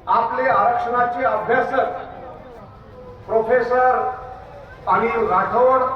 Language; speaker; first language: Marathi; non-native, local second language; Lambadi